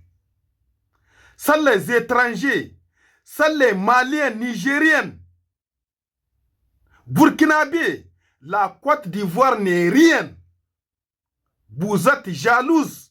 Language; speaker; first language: French; non-native, local second language; Hausa